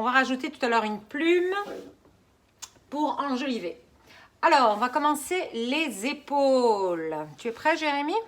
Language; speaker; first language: French; native; French